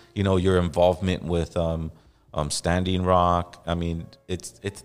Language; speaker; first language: English; native; English